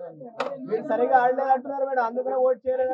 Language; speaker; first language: Telugu; native; Telugu